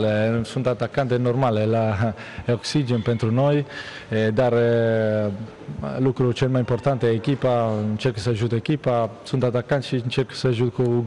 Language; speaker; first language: Romanian; non-native, learner; Italian